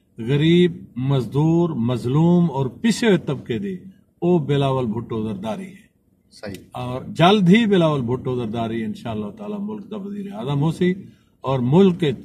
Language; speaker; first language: Punjabi; non-native, local second language; Saraiki